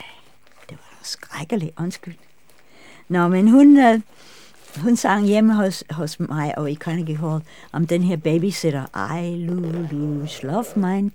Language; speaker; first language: Danish; non-native, fluent; English